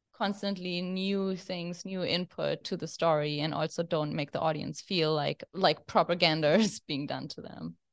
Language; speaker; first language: English; non-native, fluent; German